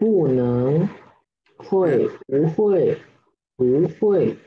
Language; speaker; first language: Chinese; non-native, learner; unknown